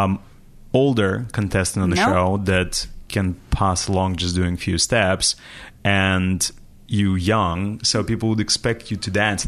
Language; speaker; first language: English; non-native, fluent; Russian